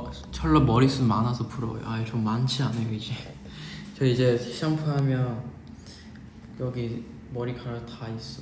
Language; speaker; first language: Korean; non-native, fluent; Chinese